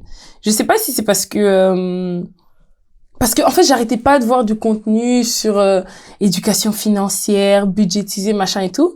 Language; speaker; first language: French; native; French